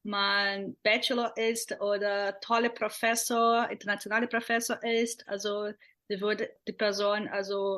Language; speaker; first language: German; non-native, fluent; Portuguese